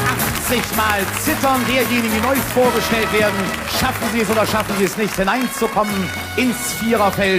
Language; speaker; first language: German; native; German